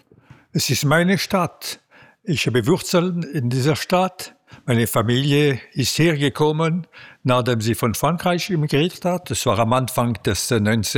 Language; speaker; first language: German; non-native, local second language; French